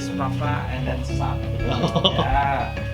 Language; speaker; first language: English; non-native, learner; Indonesian